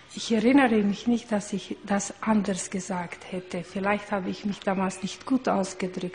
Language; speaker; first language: German; non-native, learner; Hungarian